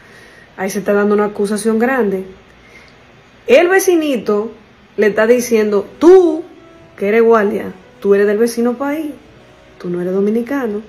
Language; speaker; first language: Spanish; native; Spanish